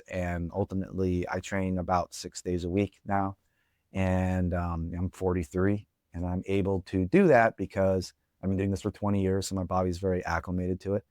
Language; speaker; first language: English; native; English